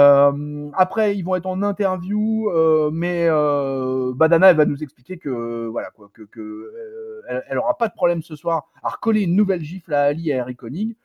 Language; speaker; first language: French; native; French